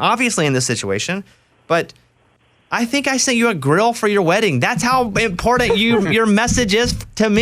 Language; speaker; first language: English; native; English